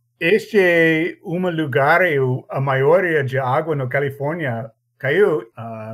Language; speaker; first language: Portuguese; non-native, learner; English